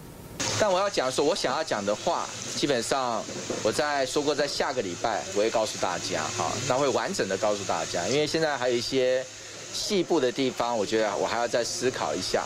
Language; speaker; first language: Chinese; native; Chinese